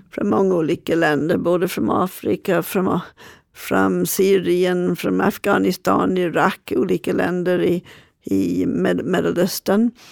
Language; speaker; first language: Swedish; non-native, fluent; English